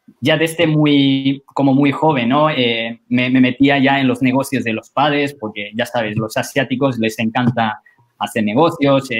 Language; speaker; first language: Spanish; non-native, fluent; Chinese